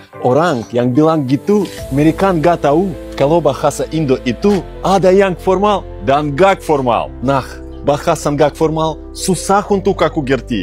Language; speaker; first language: Indonesian; non-native, fluent; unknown